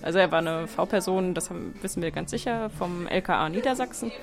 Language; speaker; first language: German; native; German